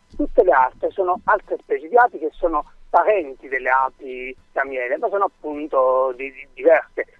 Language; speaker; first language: Italian; native; Italian